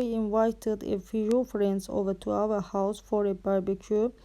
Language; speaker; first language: English; non-native, fluent; Azerbaijani